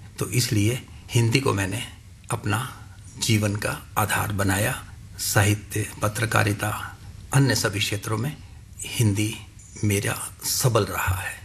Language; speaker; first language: Hindi; non-native, local second language; Punjabi